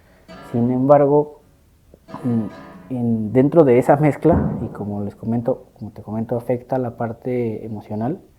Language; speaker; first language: Spanish; native; Spanish